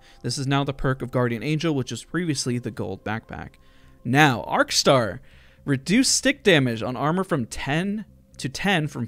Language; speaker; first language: English; native; English